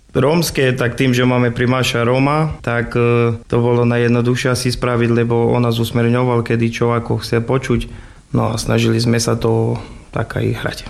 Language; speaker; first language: Slovak; non-native, local second language; Rusyn